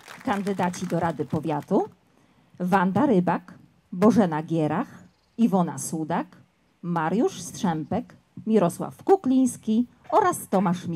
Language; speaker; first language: Polish; native; Polish